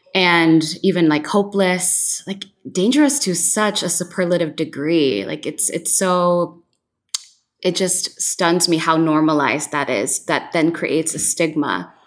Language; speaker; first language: English; non-native, local second language; Filipino